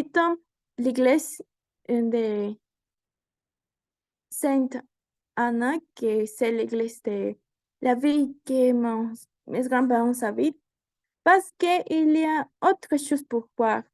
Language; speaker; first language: French; non-native, learner; Spanish